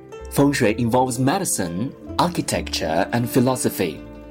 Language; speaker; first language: English; non-native, fluent; Chinese